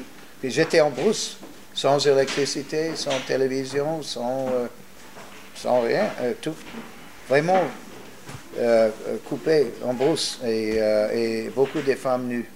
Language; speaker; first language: French; non-native, fluent; English